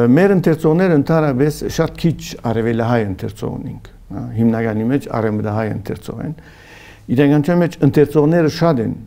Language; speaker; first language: Armenian; early bilingual, heritage; Armenian